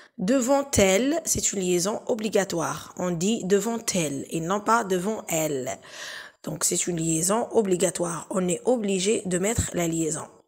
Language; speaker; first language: French; non-native, local second language; Arabic